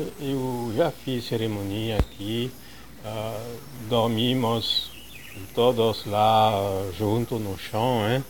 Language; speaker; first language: Portuguese; non-native, fluent; French